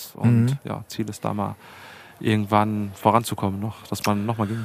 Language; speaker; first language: German; native; German